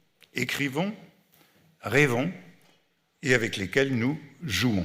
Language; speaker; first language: French; native; French